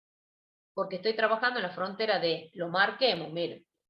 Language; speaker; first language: Spanish; native; Spanish